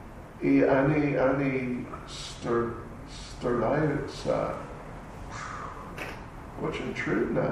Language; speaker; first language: Russian; non-native, learner; English